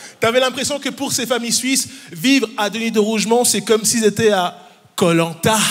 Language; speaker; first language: French; early bilingual, other home language; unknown